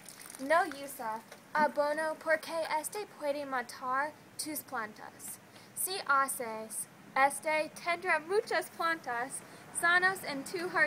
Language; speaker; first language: Spanish; non-native, learner; English